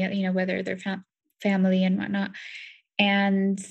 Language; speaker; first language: English; native; English